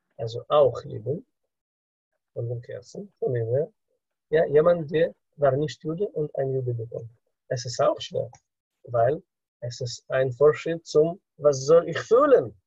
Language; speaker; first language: German; non-native, fluent; Russian